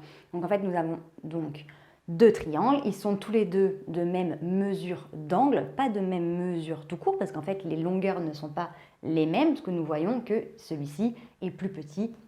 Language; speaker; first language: French; native; French